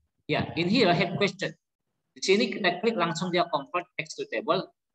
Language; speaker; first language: English; non-native, learner; Indonesian